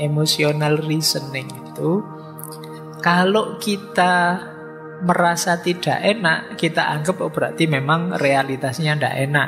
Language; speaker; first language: Indonesian; native; Indonesian